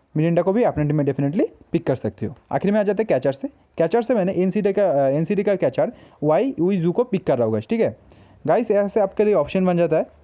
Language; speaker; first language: Hindi; native; Hindi